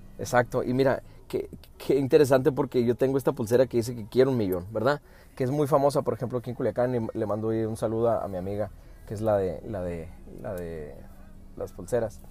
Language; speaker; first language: Spanish; early bilingual, heritage; Spanish